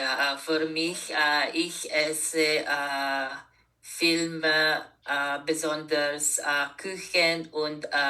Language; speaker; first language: German; non-native, learner; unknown